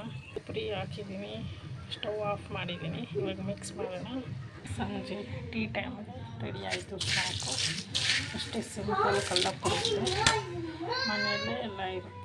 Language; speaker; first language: Kannada; native; Kannada